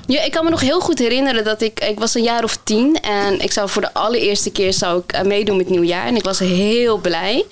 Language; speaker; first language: Dutch; early bilingual, other home language; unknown